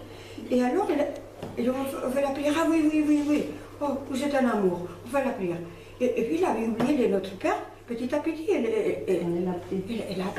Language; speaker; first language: French; non-native, fluent; Spanish